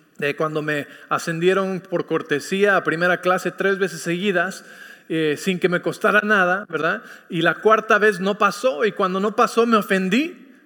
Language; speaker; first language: Spanish; early bilingual, heritage; Spanish